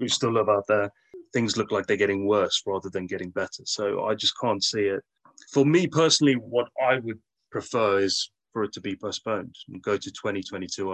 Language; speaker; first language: English; native; English